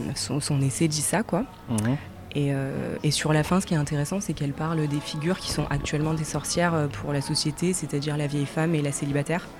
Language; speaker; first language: French; native; French